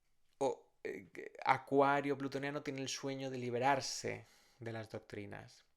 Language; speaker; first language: Spanish; native; Spanish